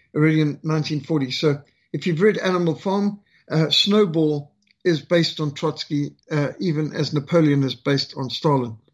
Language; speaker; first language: English; native; English